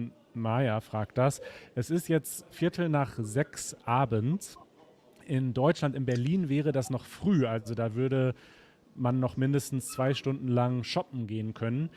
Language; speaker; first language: German; native; German